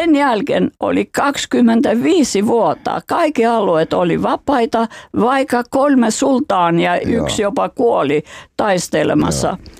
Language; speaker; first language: Finnish; non-native, fluent; Albanian